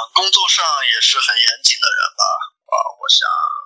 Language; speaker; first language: Chinese; native; Chinese